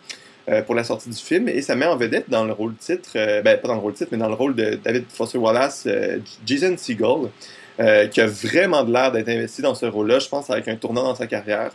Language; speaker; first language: French; native; French